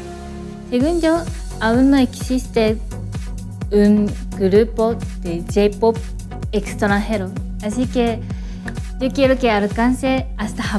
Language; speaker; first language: Spanish; non-native, learner; Japanese